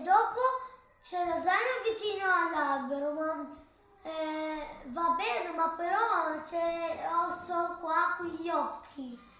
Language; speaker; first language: Italian; early bilingual, other home language; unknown